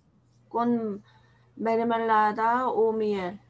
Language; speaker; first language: Spanish; non-native, learner; Korean